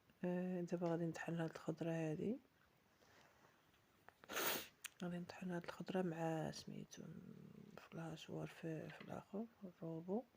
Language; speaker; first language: Arabic; native; Arabic